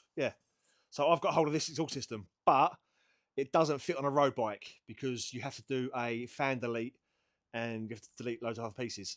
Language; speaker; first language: English; native; English